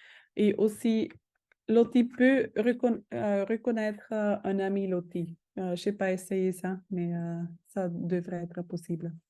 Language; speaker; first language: French; non-native, fluent; German